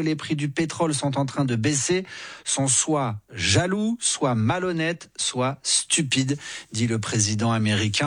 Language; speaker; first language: French; native; French